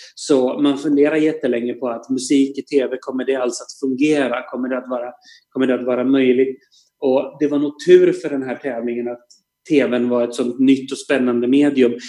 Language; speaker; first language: Swedish; native; Swedish